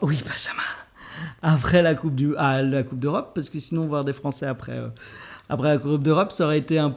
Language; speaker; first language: French; native; French